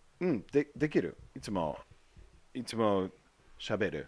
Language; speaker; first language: Japanese; non-native, learner; English